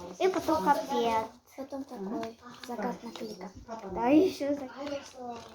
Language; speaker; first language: Russian; non-native, local second language; Kazakh